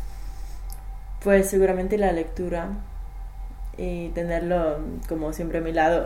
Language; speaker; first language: Spanish; non-native, learner; English